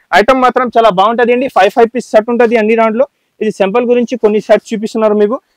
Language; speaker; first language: Telugu; non-native, local second language; Urdu